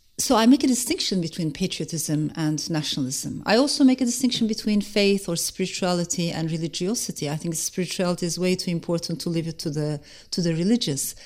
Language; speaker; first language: English; non-native, fluent; Turkish